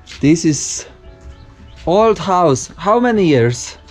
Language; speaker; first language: English; non-native, learner; Polish